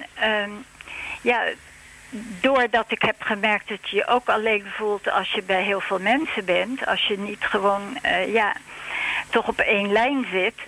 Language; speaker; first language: Dutch; native; Dutch